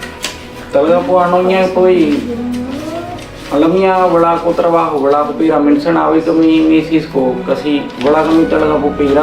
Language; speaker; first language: Filipino; non-native, learner; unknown